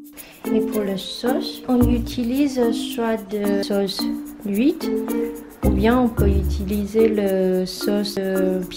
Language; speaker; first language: French; non-native, fluent; Chinese